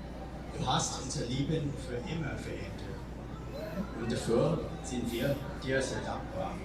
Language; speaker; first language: German; non-native, learner; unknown